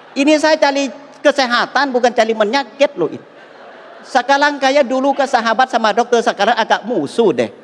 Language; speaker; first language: Indonesian; non-native, fluent; Thai